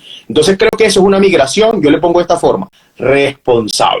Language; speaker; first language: Spanish; native; Spanish